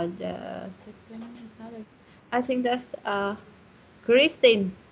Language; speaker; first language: English; non-native, learner; Vietnamese